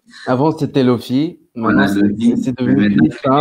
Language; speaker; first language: French; non-native, local second language; Arabic